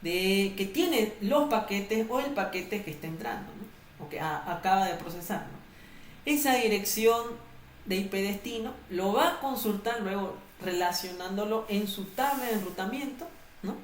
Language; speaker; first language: Spanish; native; Spanish